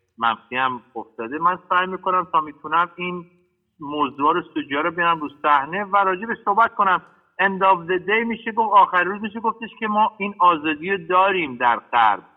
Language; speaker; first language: Persian; early bilingual, heritage; Persian